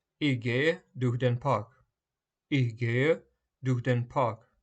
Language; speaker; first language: German; non-native, fluent; Ukrainian